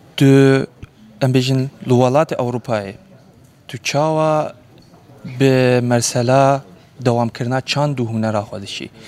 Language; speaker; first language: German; early bilingual, other home language; Kurdish